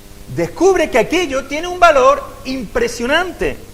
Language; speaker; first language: Spanish; native; Spanish